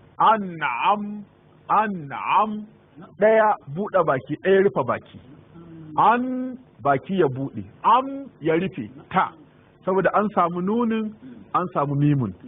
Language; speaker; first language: Hausa; native; Hausa